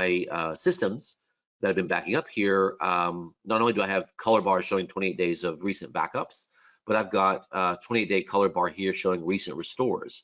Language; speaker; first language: English; native; English